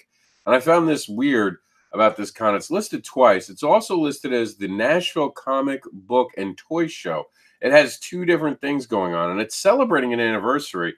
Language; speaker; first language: English; native; English